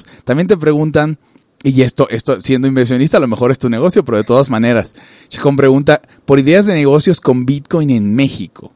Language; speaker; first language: Spanish; native; Spanish